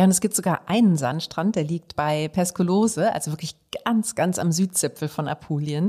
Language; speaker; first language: German; native; German